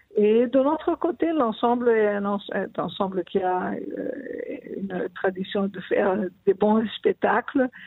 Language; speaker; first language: French; non-native, fluent; Portuguese